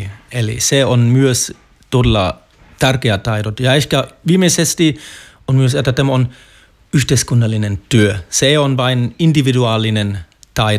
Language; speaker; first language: Finnish; non-native, fluent; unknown